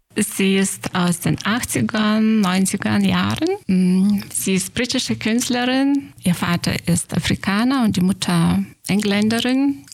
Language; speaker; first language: German; non-native, fluent; Lithuanian